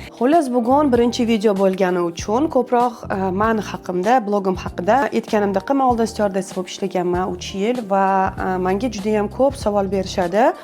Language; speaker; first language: Uzbek; non-native, local second language; Russian